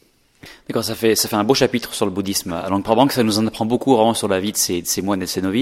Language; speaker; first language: French; native; French